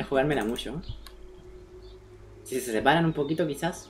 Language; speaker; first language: Spanish; native; Spanish